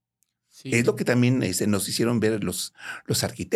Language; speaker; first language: Spanish; native; Spanish